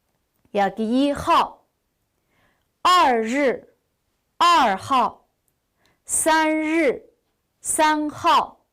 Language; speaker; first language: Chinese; non-native, local second language; Uyghur